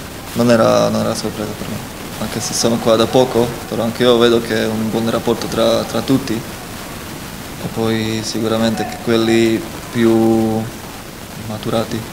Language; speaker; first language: Italian; non-native, fluent; Slovak